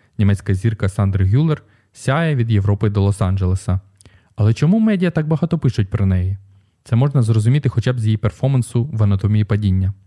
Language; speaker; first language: Ukrainian; native; Ukrainian